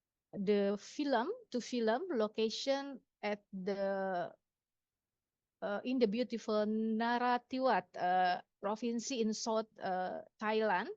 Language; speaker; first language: English; non-native, local second language; Indonesian